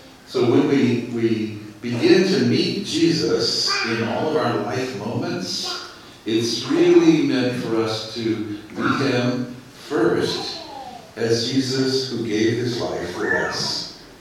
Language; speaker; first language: English; native; English